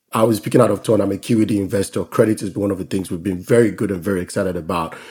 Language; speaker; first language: English; non-native, local second language; Yoruba